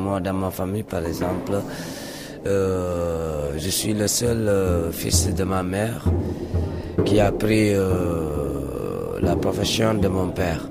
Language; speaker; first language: French; non-native, local second language; Mandingo